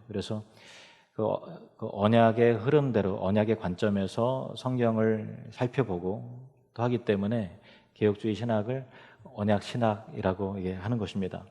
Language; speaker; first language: Korean; native; Korean